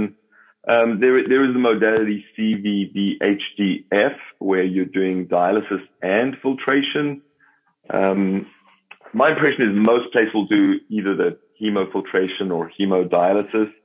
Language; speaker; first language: English; native; English